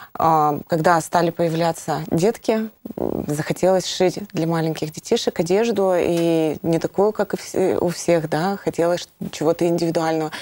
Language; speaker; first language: Russian; native; Russian